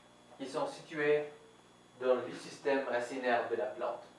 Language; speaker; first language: French; non-native, fluent; Arabic